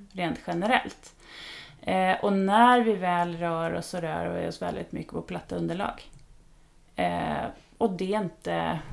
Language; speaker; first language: Swedish; native; Swedish